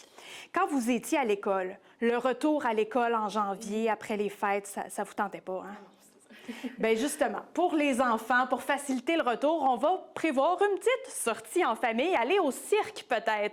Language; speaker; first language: French; native; French